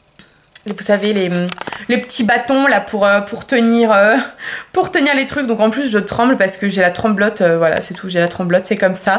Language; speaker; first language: French; native; French